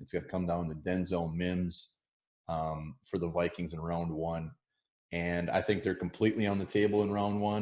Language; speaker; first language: English; native; English